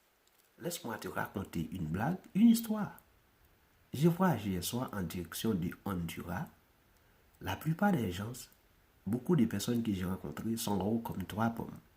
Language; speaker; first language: French; non-native, local second language; Haitian Creole